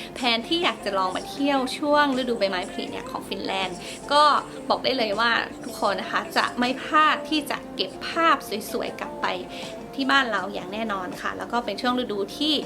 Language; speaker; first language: Thai; native; Thai